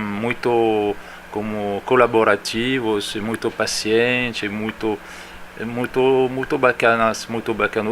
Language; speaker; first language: Portuguese; non-native, fluent; French